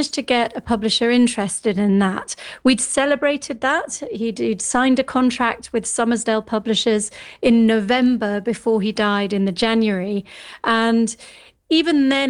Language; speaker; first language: English; native; English